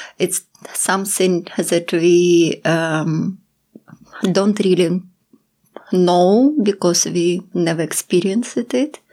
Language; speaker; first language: English; non-native, fluent; Russian